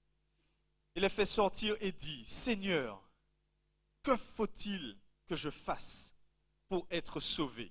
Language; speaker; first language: French; native; French